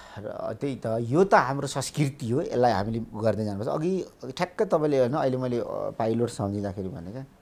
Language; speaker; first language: Nepali; native; Nepali